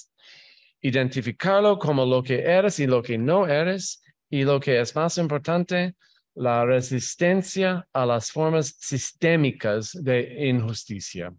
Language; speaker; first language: Spanish; non-native, fluent; English